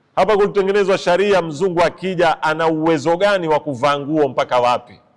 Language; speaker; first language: Swahili; native; Swahili